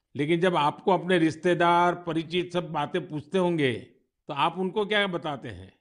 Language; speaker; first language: Hindi; non-native, local second language; Gujarati